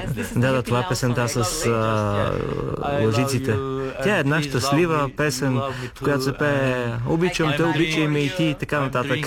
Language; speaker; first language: Bulgarian; non-native, fluent; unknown